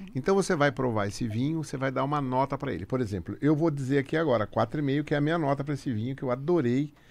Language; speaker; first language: Portuguese; native; Portuguese